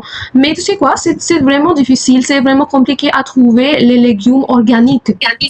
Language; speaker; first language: French; non-native, fluent; Hindi